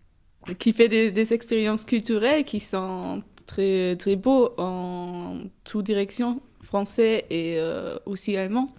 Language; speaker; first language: French; non-native, fluent; German